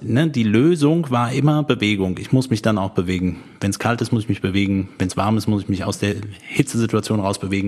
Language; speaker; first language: German; native; German